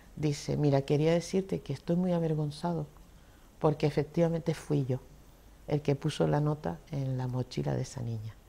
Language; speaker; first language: Spanish; native; Spanish